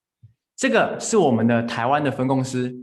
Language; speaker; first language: Chinese; native; Chinese